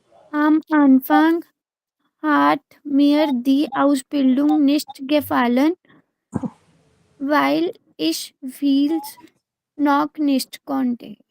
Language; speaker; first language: German; non-native, learner; Hindi